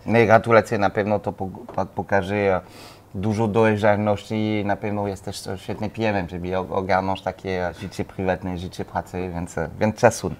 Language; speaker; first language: Polish; non-native, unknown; French